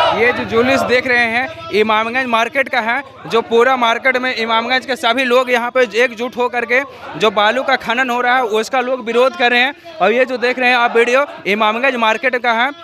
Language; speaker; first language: Hindi; native; Hindi